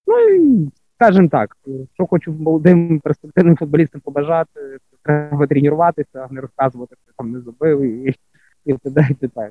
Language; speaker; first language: Ukrainian; native; Ukrainian